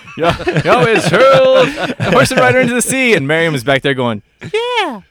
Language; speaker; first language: English; native; English